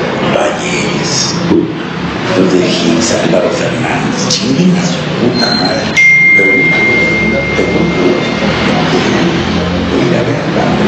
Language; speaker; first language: Spanish; native; Spanish